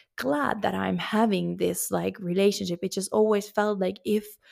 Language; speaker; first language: English; non-native, fluent; Finnish